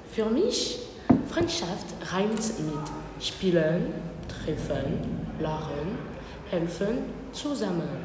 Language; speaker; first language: German; non-native, learner; French